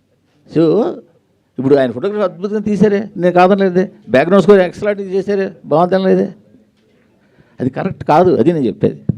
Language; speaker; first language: Telugu; native; Telugu